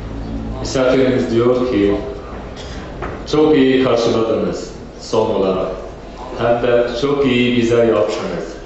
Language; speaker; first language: Turkish; non-native, fluent; Arabic